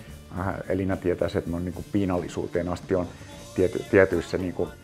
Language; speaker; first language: Finnish; native; Finnish